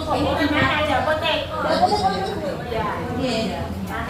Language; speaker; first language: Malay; non-native, local second language; Javanese